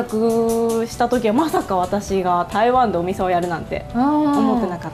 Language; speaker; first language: Japanese; native; Japanese